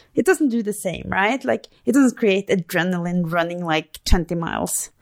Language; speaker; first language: English; non-native, fluent; Norwegian